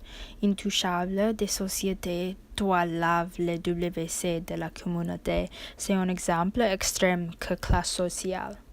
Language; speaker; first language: French; non-native, learner; English